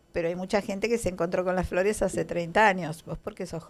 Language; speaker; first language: Spanish; native; Spanish